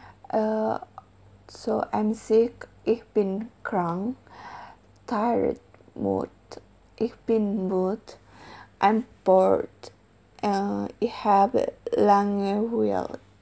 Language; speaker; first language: German; non-native, learner; Indonesian